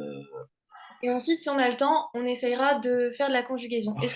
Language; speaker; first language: French; native; French